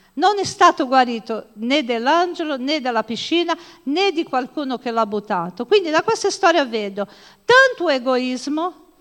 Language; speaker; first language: Italian; non-native, fluent; Portuguese